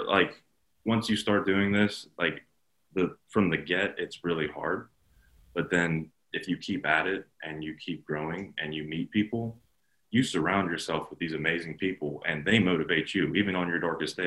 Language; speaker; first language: English; native; English